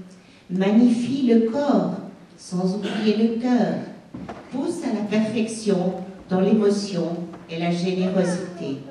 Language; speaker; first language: French; native; French